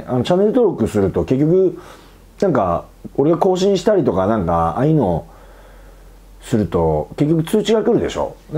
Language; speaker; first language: Japanese; native; Japanese